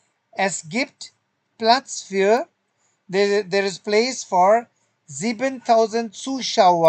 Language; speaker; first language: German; non-native, fluent; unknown